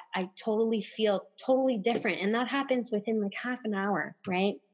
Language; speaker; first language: English; non-native, fluent; French